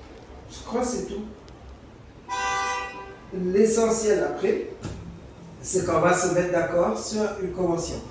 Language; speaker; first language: French; native; French